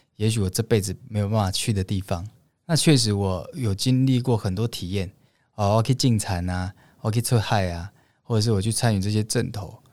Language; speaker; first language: Chinese; native; Chinese